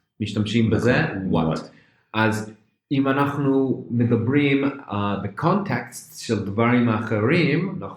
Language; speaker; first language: Hebrew; non-native, fluent; English